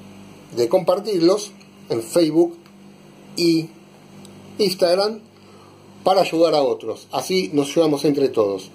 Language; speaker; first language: Spanish; native; Spanish